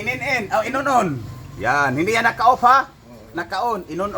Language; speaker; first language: Filipino; non-native, local second language; Cebuano